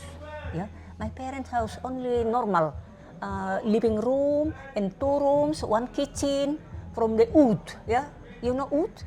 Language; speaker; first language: English; non-native, learner; Batak Toba